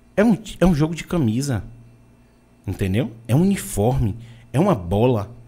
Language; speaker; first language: Portuguese; native; Portuguese